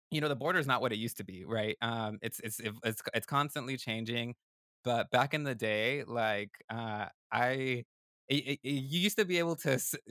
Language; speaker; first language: English; early bilingual, other home language; Spanish